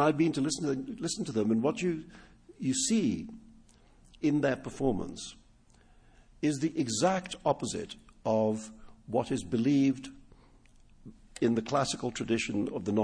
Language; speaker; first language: English; non-native, local second language; Urdu